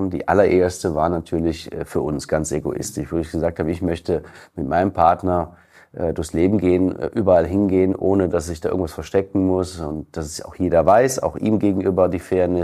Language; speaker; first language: German; native; German